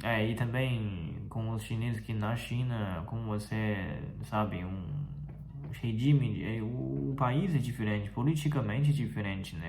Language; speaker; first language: Portuguese; non-native, fluent; Chinese